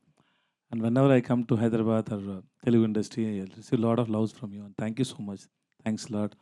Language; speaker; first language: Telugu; non-native, learner; Tamil